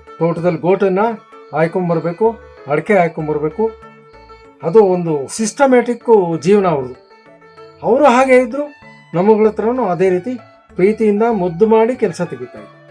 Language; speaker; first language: Kannada; native; Kannada